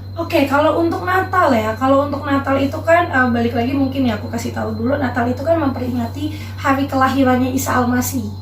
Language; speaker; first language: Indonesian; native; Indonesian